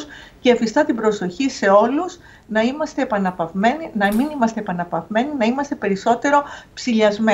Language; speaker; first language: Greek; native; Greek